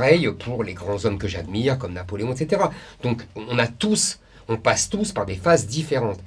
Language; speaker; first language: French; native; French